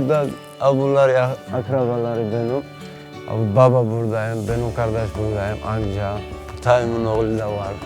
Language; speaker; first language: Turkish; non-native, learner; Georgian